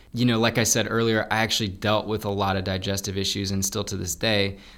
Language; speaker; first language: English; native; English